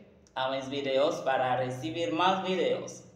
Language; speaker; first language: Spanish; non-native, learner; Haitian Creole